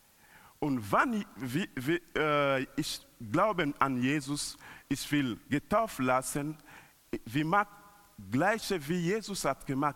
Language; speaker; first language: German; non-native, learner; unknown